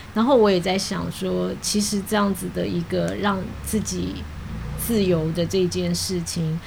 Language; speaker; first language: Chinese; native; Chinese